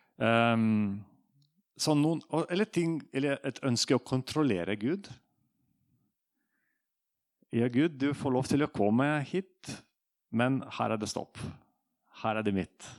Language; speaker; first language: Norwegian; non-native, fluent; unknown